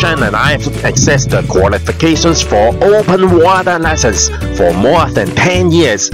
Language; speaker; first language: English; non-native, local second language; Cantonese